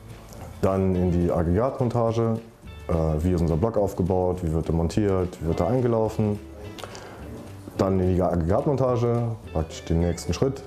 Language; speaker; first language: German; native; German